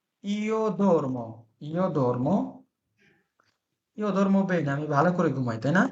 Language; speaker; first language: Italian; non-native, fluent; Bangla